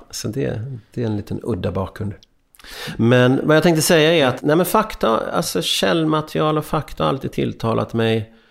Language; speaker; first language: Swedish; early bilingual, other home language; Hungarian